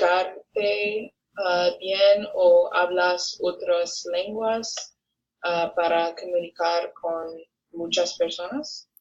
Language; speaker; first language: Spanish; non-native, learner; English